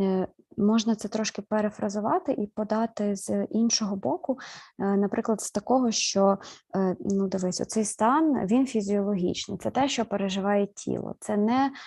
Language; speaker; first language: Ukrainian; native; Ukrainian